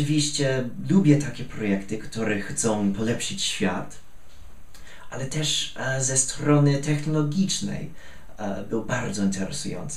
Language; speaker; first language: Polish; non-native, fluent; English